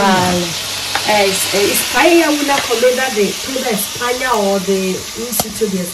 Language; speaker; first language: Spanish; non-native, learner; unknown